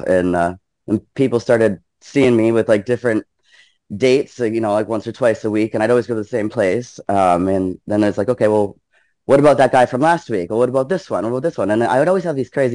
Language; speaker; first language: English; native; English